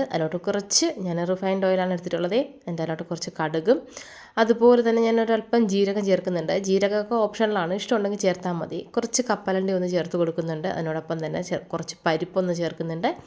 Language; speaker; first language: Malayalam; native; Malayalam